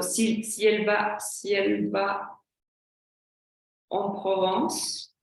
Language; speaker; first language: French; non-native, fluent; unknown